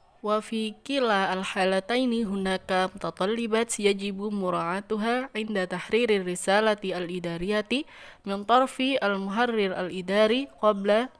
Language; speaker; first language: Arabic; non-native, learner; Indonesian